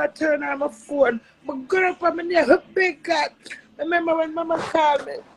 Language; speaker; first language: English; native; English